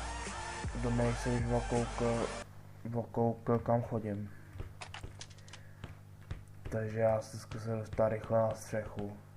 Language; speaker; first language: Czech; native; Czech